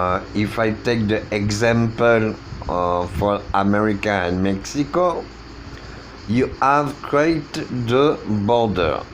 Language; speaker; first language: English; non-native, learner; French